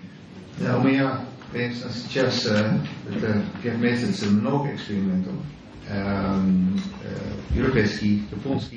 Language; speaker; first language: Russian; non-native, learner; Dutch